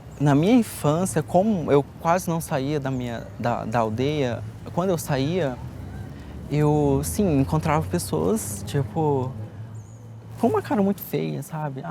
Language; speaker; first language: Portuguese; non-native, local second language; Guarani